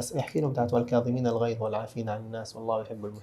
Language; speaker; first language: Arabic; native; Arabic